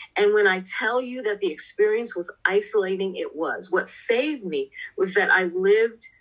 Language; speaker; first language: English; native; English